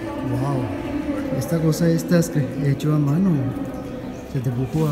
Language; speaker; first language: Spanish; non-native, fluent; Urdu